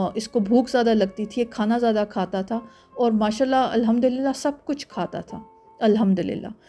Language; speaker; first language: Urdu; native; Urdu